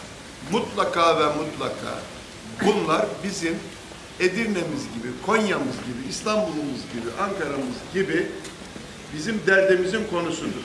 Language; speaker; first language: Turkish; native; Turkish